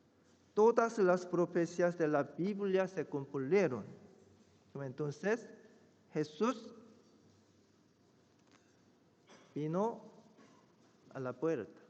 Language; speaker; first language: Spanish; non-native, fluent; Korean